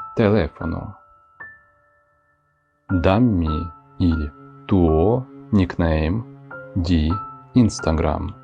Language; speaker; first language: Italian; non-native, fluent; Ukrainian